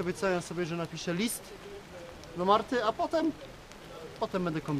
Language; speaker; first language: Polish; native; Polish